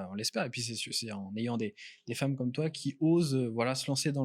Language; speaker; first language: French; native; French